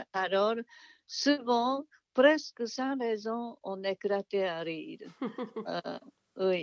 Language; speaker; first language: French; non-native, fluent; Japanese